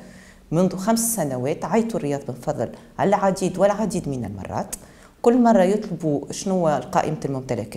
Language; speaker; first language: Arabic; native; Arabic